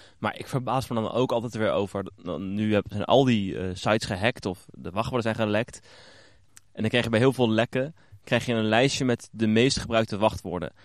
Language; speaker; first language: Dutch; native; Dutch